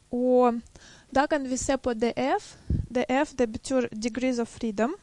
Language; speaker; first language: Norwegian; non-native, fluent; Russian